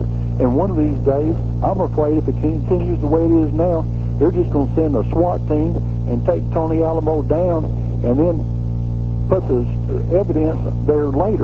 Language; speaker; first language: English; native; English